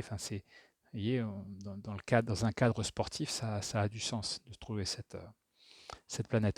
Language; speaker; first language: French; native; French